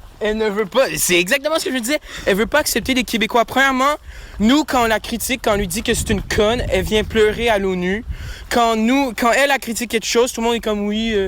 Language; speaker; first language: French; native; French